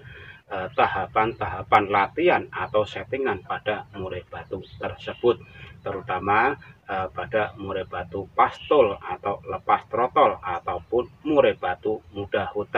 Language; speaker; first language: Indonesian; native; Indonesian